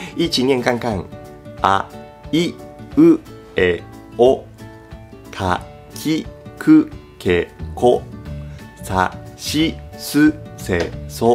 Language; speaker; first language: Japanese; native; Japanese